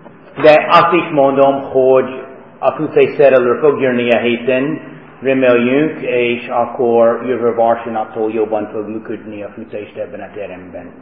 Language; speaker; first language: Hungarian; non-native, fluent; English